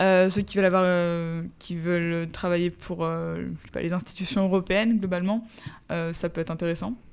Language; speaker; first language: French; native; French